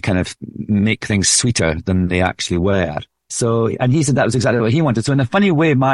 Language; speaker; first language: English; native; English